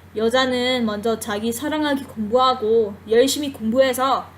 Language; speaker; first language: Korean; non-native, fluent; Vietnamese